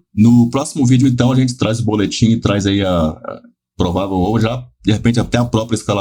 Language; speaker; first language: Portuguese; native; Portuguese